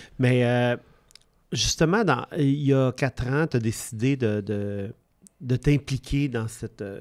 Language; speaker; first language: French; native; French